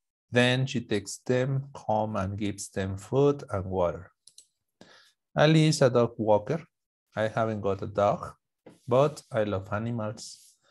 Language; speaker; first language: English; non-native, fluent; Spanish